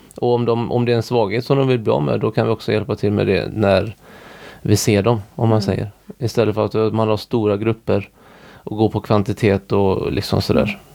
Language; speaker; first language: Swedish; native; Swedish